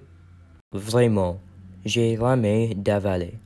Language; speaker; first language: French; non-native, learner; English